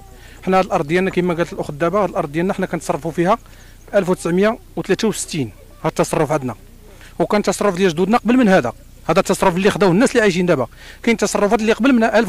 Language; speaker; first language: Arabic; native; Arabic